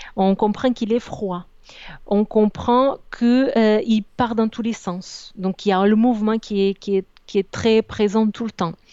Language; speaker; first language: French; non-native, fluent; Portuguese